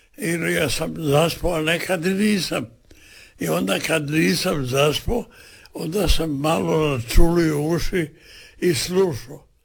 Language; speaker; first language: Serbian; native; Serbian